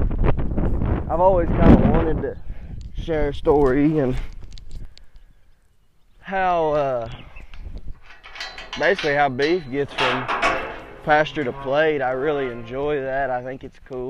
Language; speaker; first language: English; native; English